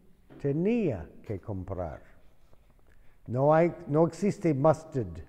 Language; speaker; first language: Spanish; non-native, fluent; English